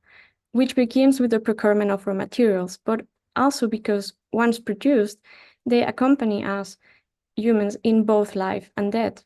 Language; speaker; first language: English; non-native, fluent; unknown